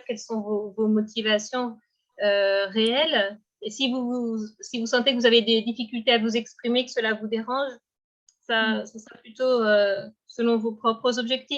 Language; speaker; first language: French; native; French